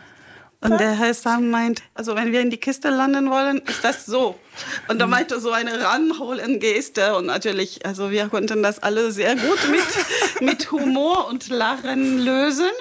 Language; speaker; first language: German; non-native, fluent; French